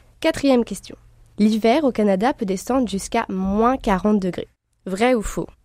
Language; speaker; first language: French; native; French